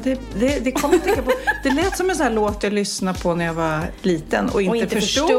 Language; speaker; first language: Swedish; native; Swedish